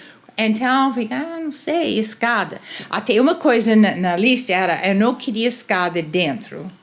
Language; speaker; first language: Portuguese; non-native, fluent; English